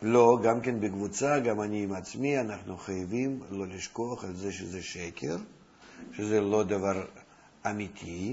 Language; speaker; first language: Hebrew; non-native, fluent; Russian